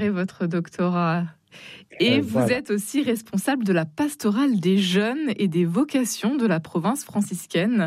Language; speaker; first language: French; native; French